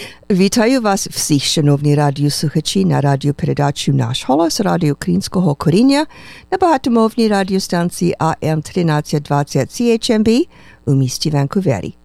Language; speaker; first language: Ukrainian; non-native, fluent; English